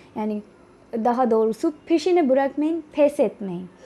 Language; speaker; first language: Turkish; non-native, fluent; Urdu